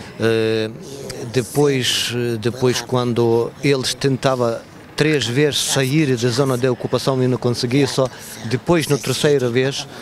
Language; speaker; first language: Portuguese; non-native, fluent; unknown